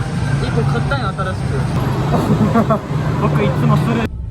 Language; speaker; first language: Japanese; non-native, fluent; Korean